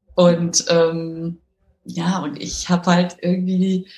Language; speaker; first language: German; native; German